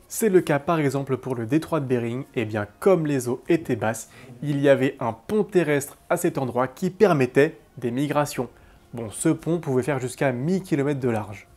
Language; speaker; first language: French; native; French